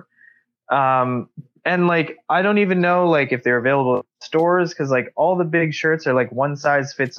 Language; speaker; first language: English; native; English